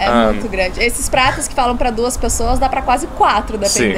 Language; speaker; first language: Portuguese; native; Portuguese